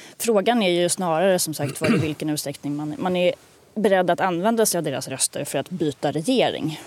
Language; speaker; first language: Swedish; native; Swedish